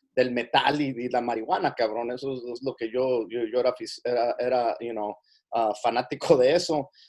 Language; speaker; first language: Spanish; early bilingual, heritage; Spanish